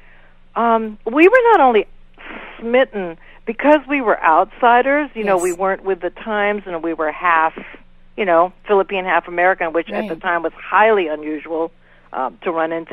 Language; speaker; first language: English; native; English